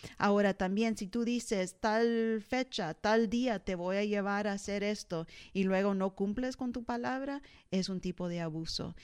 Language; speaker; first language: Spanish; early bilingual, heritage; English